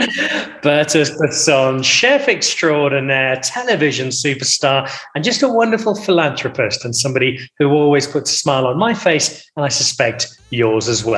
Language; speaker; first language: English; native; English